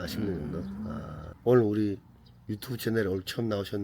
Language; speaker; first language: Korean; native; Korean